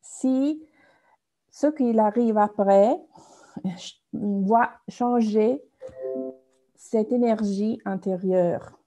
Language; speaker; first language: French; non-native, fluent; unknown